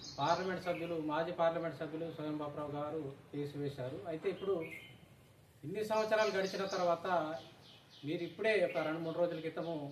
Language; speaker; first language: Telugu; non-native, local second language; Gondi